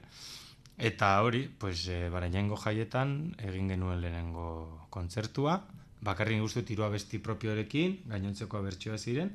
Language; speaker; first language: Basque; non-native, local second language; Spanish